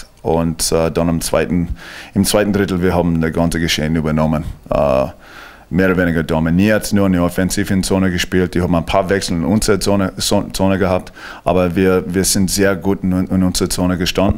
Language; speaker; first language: German; non-native, fluent; English